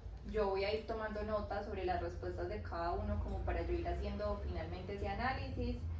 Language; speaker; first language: Spanish; native; Spanish